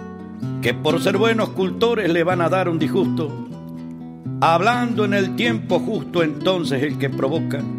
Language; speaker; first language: Spanish; native; Spanish